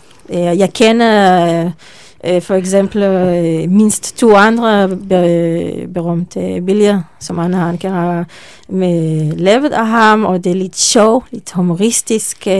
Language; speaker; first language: Danish; non-native, learner; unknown